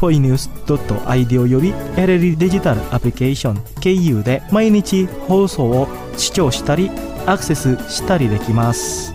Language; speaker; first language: Japanese; non-native, fluent; Indonesian